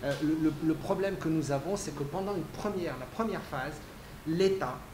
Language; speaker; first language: French; non-native, local second language; Arabic